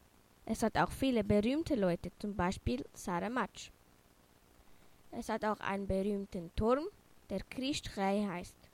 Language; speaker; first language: German; early bilingual, other home language; Portuguese